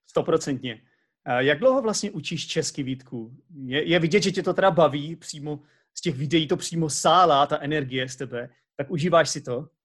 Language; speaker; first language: Czech; native; Czech